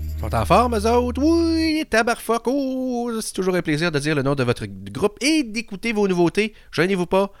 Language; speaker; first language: French; native; French